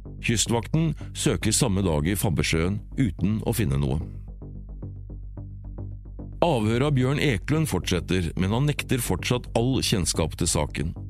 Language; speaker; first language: Norwegian; native; Norwegian